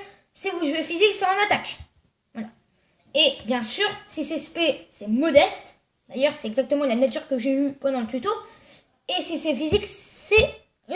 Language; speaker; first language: French; native; French